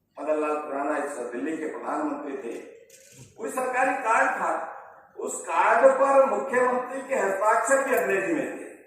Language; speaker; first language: Hindi; native; Hindi